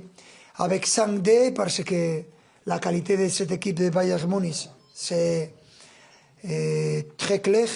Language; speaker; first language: French; non-native, fluent; Spanish